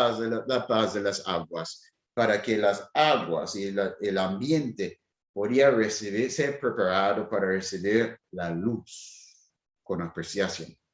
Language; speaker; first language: Spanish; non-native, fluent; English